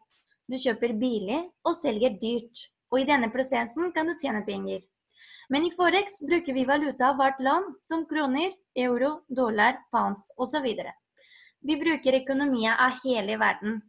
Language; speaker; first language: Norwegian; non-native, fluent; Spanish